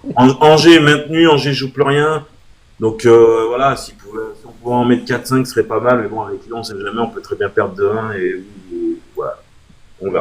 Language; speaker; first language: French; native; French